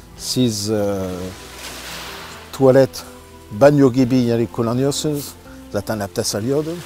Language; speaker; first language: Turkish; non-native, learner; French